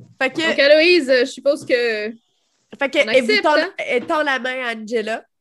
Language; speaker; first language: French; native; French